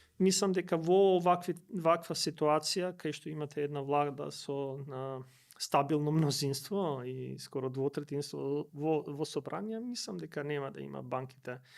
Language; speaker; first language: Macedonian; non-native, local second language; Albanian